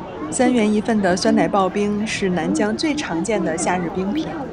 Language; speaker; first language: Chinese; native; Chinese